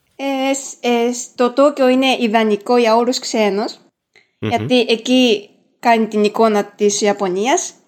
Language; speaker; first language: Greek; non-native, fluent; Japanese